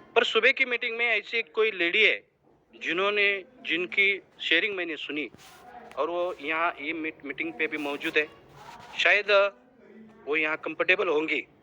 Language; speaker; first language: Hindi; non-native, local second language; Marathi